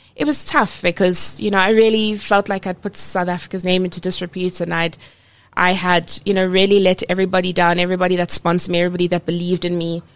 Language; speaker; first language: English; native; English